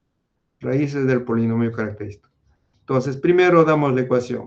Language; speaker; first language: Spanish; native; Spanish